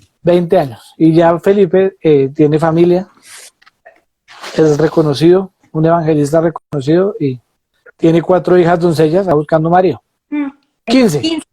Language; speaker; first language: Spanish; native; Spanish